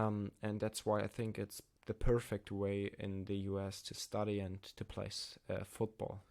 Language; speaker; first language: English; non-native, learner; German